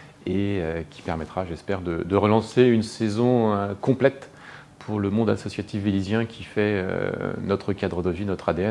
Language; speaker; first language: French; native; French